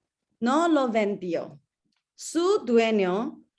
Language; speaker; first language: Spanish; non-native, learner; English